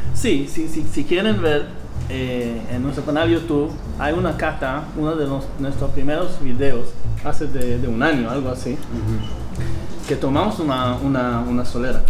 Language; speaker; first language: Spanish; non-native, fluent; Hebrew